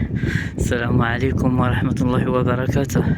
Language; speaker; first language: Arabic; native; Arabic